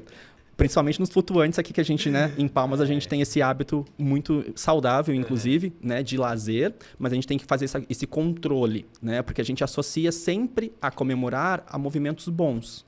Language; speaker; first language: Portuguese; native; Portuguese